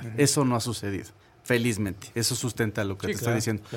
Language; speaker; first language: Spanish; native; Spanish